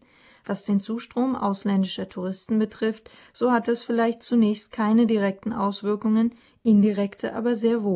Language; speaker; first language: German; native; German